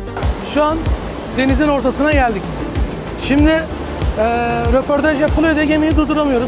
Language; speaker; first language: Turkish; native; Turkish